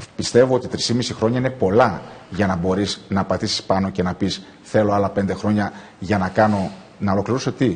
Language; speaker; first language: Greek; native; Greek